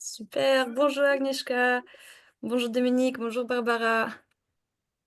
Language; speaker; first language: French; non-native, fluent; Polish